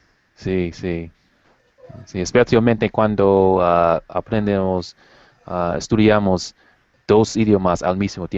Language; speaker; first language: Spanish; non-native, learner; English